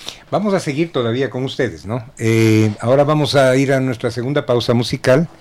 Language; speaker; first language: Spanish; native; Spanish